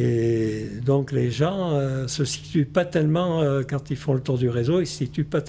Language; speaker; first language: French; native; French